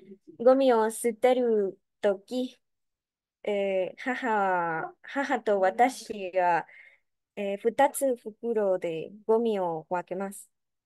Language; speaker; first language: Japanese; non-native, learner; Spanish